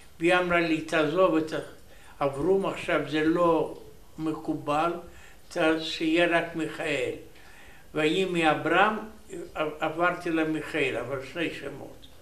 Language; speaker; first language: Hebrew; non-native, learner; Romanian